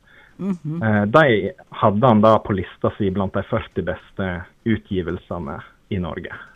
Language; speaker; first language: Norwegian; native; Norwegian